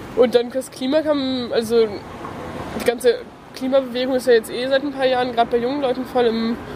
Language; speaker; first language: German; native; German